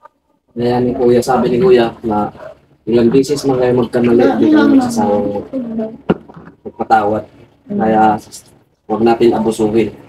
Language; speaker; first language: Filipino; non-native, local second language; Hiligaynon